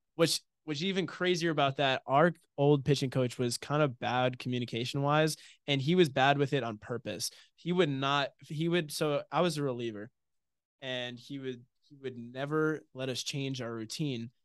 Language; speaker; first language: English; native; English